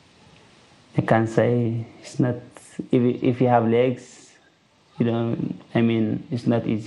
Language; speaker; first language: English; non-native, learner; Tigrinya